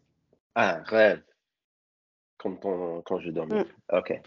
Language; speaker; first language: French; non-native, learner; English